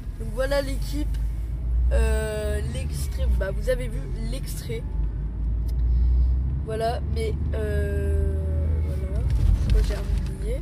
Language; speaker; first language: French; native; French